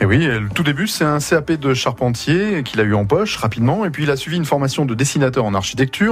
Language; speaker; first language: French; native; French